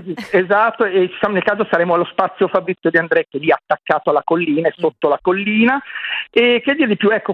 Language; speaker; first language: Italian; native; Italian